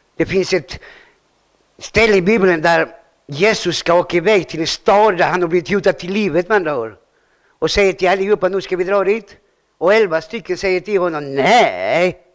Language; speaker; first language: Swedish; early bilingual, other home language; Spanish